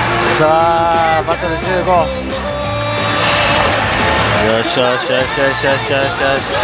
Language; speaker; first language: Japanese; native; Japanese